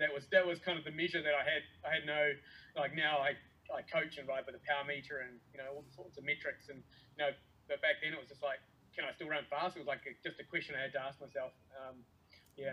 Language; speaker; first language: English; native; English